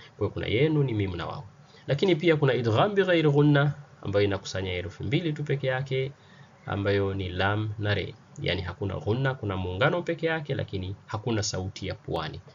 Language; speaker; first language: Swahili; native; Swahili